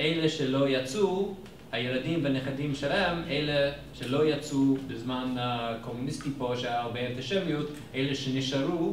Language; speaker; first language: Hebrew; non-native, fluent; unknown